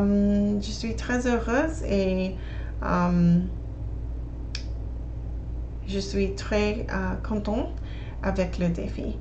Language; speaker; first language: French; non-native, learner; English